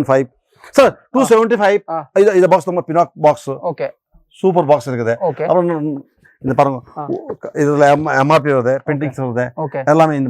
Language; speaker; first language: Tamil; non-native, local second language; Kannada